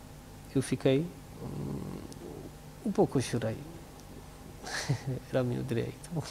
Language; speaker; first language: Portuguese; non-native, learner; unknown